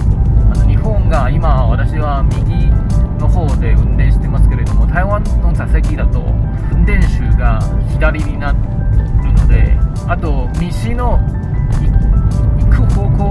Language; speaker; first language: Japanese; non-native, fluent; Chinese